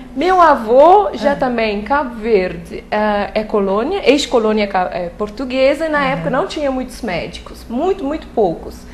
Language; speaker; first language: Portuguese; non-native, local second language; Kabuverdianu